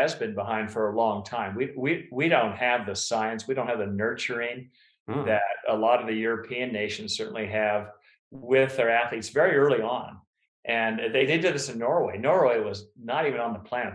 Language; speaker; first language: English; native; English